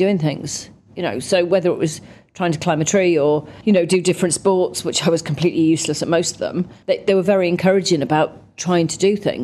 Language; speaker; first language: English; native; English